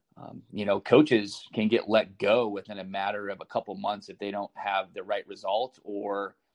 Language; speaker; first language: English; native; English